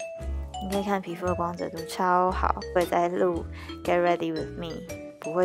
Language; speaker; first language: Chinese; native; Chinese